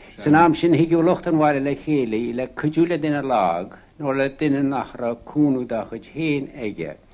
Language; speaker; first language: Irish; native; Irish